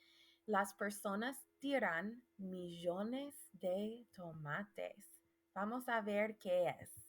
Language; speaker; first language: Spanish; non-native, fluent; English